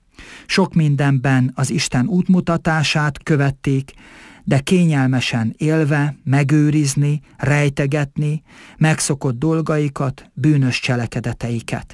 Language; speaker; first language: Hungarian; native; Hungarian